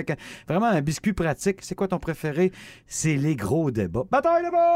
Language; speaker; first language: French; native; French